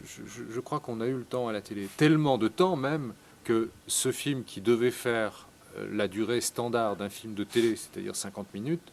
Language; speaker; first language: French; native; French